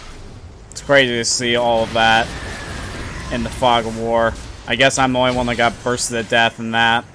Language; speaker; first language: English; native; English